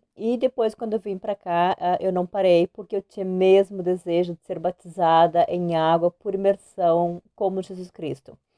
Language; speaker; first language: Portuguese; native; Portuguese